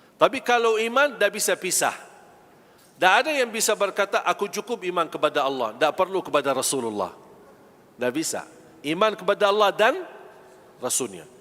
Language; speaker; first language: Malay; non-native, fluent; Arabic